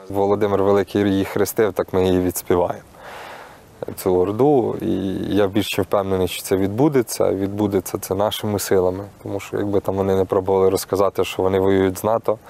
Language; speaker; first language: Ukrainian; native; Ukrainian